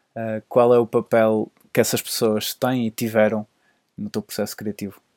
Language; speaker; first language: Portuguese; native; Portuguese